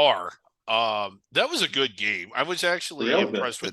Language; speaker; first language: English; native; English